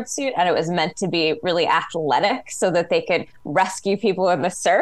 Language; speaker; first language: English; native; English